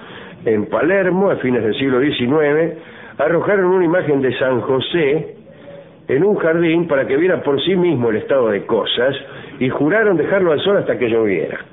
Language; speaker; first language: Spanish; native; Spanish